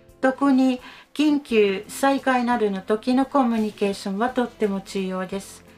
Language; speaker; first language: Japanese; non-native, fluent; Finnish